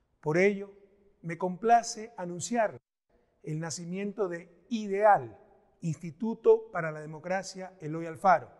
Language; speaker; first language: Spanish; native; Spanish